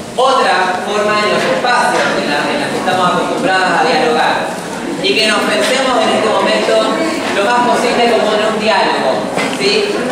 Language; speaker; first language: Spanish; native; Spanish